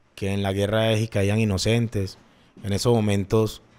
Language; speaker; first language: Spanish; native; Spanish